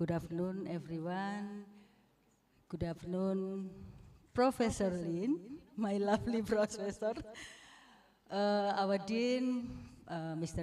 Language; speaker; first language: English; non-native, fluent; Indonesian